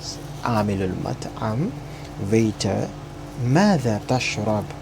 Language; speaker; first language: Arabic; non-native, fluent; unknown